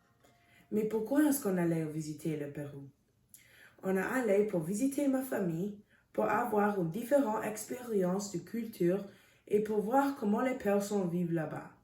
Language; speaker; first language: French; non-native, learner; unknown